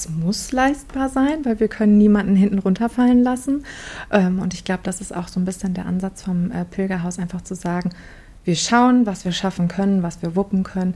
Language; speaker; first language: German; native; German